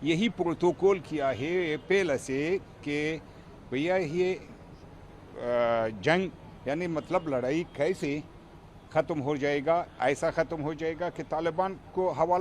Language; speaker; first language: Hindi; non-native, learner; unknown